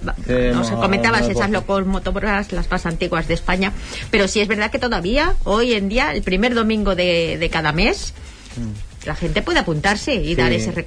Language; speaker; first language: Spanish; native; Spanish